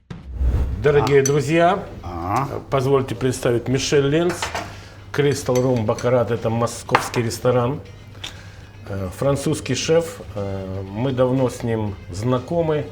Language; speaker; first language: Russian; native; Russian